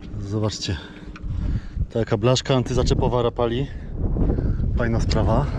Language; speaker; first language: Polish; native; Polish